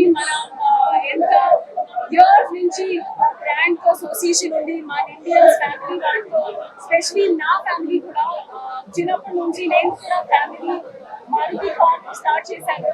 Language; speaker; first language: Telugu; non-native, learner; Hindi